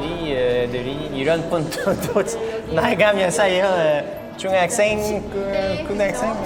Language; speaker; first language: Korean; non-native, learner; French